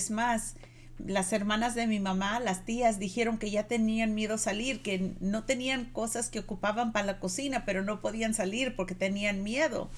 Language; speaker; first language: Spanish; native; Spanish